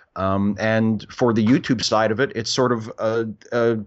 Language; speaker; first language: English; native; English